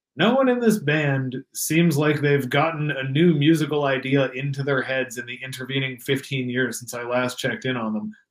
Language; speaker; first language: English; native; English